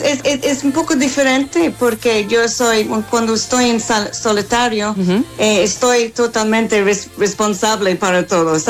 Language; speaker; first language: Spanish; non-native, fluent; English